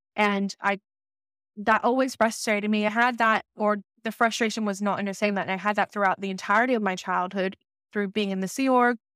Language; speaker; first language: English; native; English